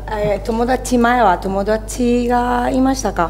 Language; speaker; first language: Japanese; non-native, learner; Spanish